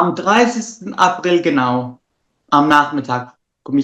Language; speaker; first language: German; non-native, fluent; Italian